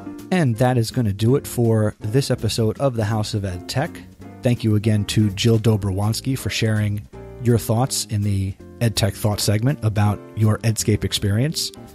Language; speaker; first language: English; native; English